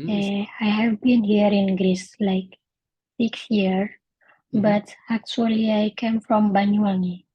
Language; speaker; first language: English; non-native, learner; Indonesian